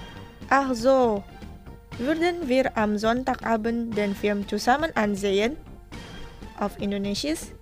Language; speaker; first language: German; non-native, fluent; Indonesian